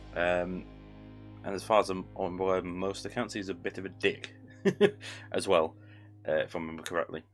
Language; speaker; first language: English; native; English